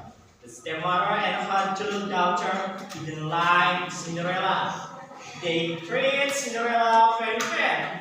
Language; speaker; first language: English; non-native, learner; Indonesian